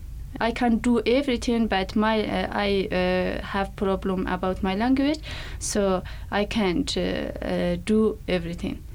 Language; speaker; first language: English; non-native, learner; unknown